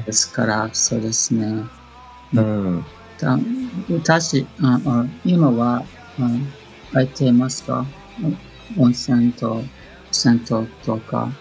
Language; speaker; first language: Japanese; non-native, learner; English